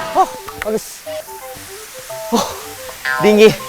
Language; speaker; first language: Indonesian; non-native, learner; Japanese